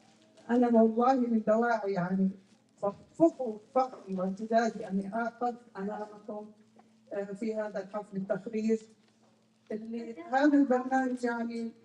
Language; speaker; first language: Arabic; native; Arabic